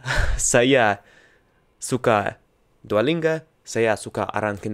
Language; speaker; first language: Indonesian; non-native, learner; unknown